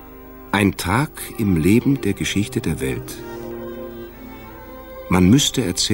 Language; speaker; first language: German; native; German